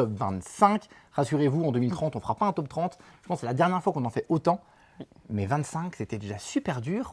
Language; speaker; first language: French; native; French